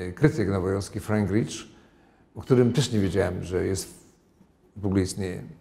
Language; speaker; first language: Polish; native; Polish